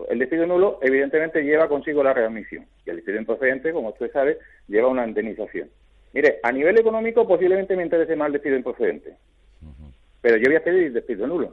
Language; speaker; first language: Spanish; native; Spanish